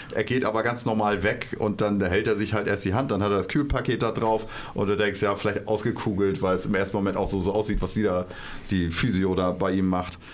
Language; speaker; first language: German; native; German